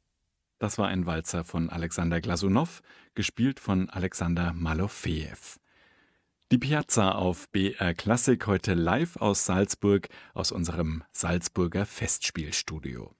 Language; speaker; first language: German; native; German